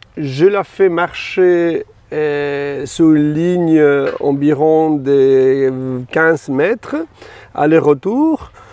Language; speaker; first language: French; non-native, fluent; Spanish